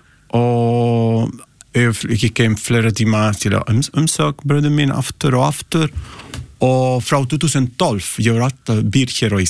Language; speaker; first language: Icelandic; non-native, learner; Italian